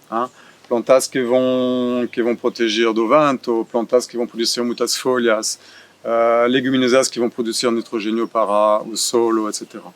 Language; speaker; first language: Portuguese; non-native, fluent; French